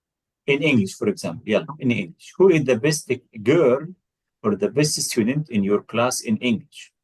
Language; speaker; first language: English; non-native, fluent; Arabic